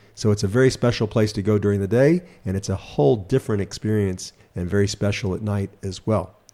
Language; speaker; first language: English; native; English